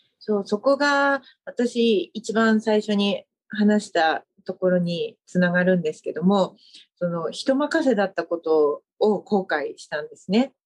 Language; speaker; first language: Japanese; native; Japanese